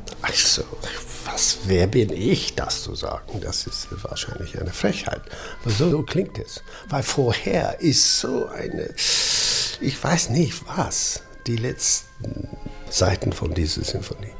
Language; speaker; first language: German; non-native, fluent; English